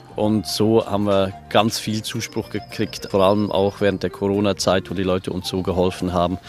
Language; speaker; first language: German; native; German